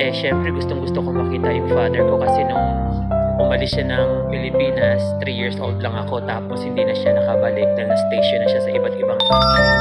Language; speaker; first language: Filipino; native; Filipino